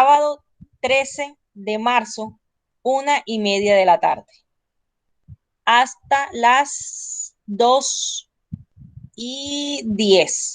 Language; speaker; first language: Spanish; native; Spanish